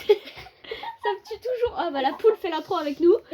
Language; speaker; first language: French; native; French